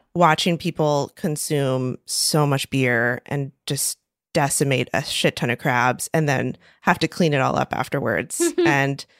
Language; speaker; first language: English; native; English